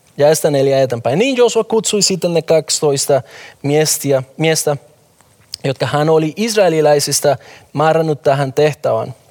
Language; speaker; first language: Finnish; non-native, fluent; Spanish